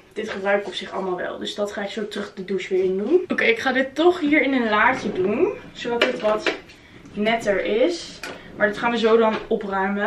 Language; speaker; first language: Dutch; native; Dutch